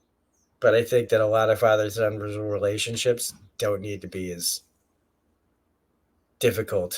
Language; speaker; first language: English; native; English